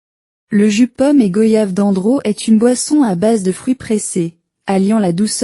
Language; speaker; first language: French; non-native, learner; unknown